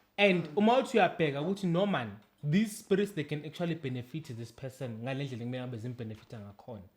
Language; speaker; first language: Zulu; native; Zulu